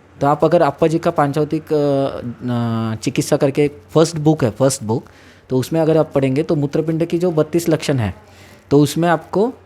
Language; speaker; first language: Hindi; non-native, local second language; Marathi